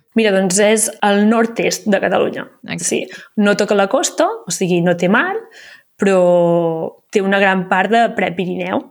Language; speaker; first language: Catalan; native; Catalan